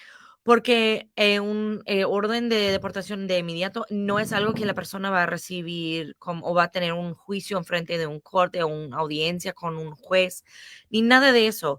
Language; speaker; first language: Spanish; non-native, fluent; English